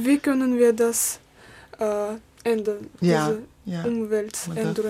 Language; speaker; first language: German; non-native, learner; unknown